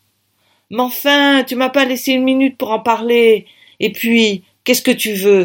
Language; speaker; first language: French; native; French